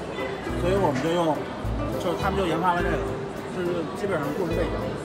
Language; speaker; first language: Chinese; native; Chinese